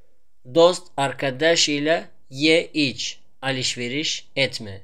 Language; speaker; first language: Turkish; non-native, fluent; Tajik